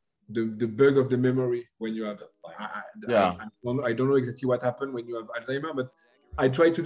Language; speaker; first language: English; non-native, learner; French